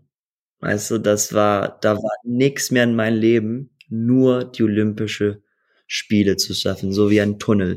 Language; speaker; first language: German; early bilingual, heritage; German